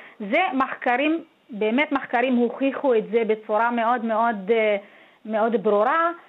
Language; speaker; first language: Hebrew; non-native, local second language; Arabic